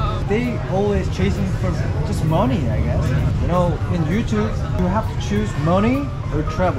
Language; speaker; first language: English; non-native, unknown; Korean